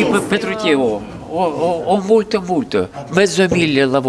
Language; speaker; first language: Italian; non-native, learner; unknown